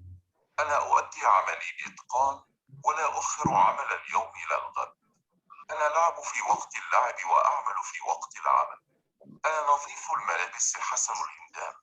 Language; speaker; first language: Arabic; non-native, learner; Indonesian